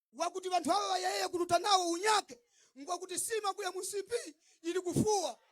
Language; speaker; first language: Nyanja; non-native, local second language; Tumbuka